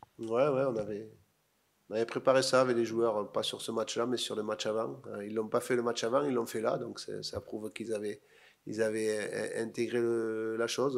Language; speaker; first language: French; native; French